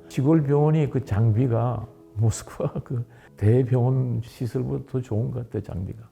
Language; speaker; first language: Korean; early bilingual, heritage; Korean